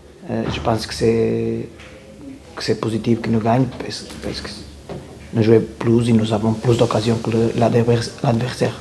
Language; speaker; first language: French; non-native, learner; Portuguese